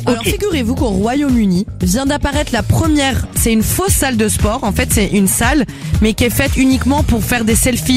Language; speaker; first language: French; native; French